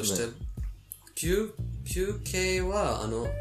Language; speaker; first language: Japanese; non-native, fluent; Persian